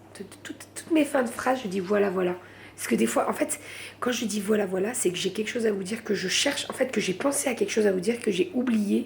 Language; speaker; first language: French; native; French